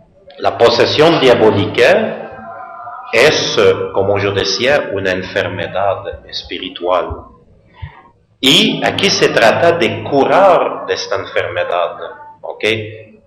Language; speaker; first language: Spanish; non-native, fluent; French